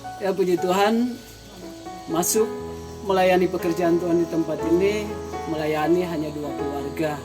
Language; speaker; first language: Indonesian; native; Indonesian